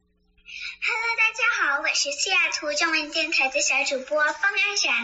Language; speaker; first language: Chinese; early bilingual, heritage; Chinese